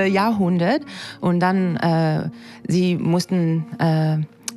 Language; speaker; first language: German; non-native, fluent; English